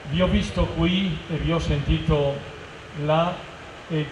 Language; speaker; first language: Italian; non-native, fluent; Spanish